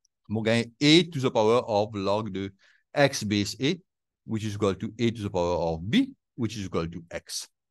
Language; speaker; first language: English; non-native, local second language; Morisyen